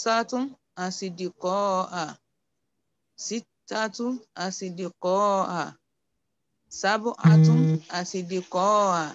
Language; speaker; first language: Arabic; non-native, learner; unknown